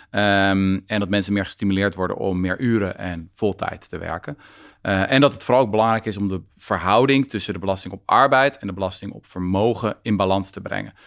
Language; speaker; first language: Dutch; native; Dutch